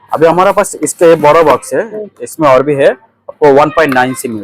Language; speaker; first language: Hindi; non-native, fluent; Malayalam